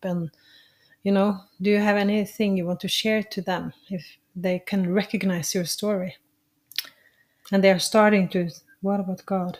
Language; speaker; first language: English; non-native, fluent; Norwegian